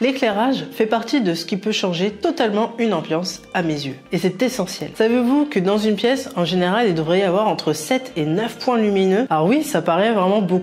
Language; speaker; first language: French; native; French